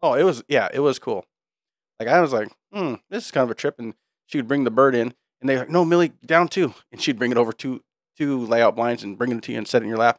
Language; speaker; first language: English; native; English